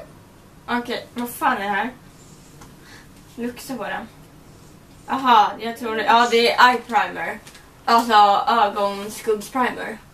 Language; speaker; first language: Swedish; native; Swedish